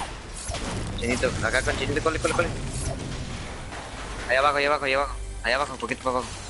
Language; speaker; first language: Spanish; early bilingual, heritage; Spanish